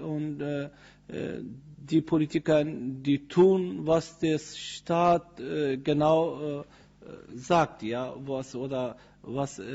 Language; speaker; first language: German; non-native, fluent; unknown